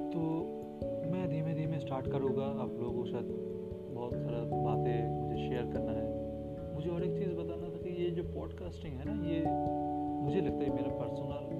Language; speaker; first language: Hindi; non-native, local second language; Bangla